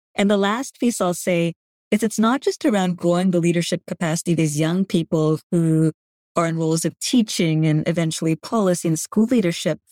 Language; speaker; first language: English; non-native, fluent; Gujarati